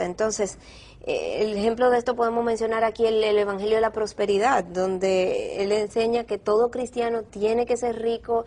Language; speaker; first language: Spanish; native; Spanish